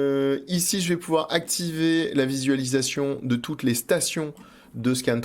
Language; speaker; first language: French; native; French